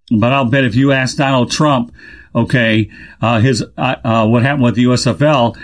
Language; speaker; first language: English; native; English